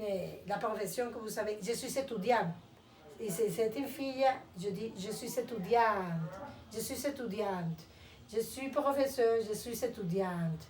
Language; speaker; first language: French; non-native, fluent; Spanish